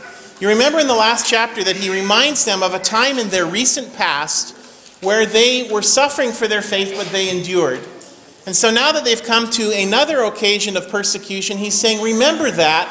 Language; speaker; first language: English; native; English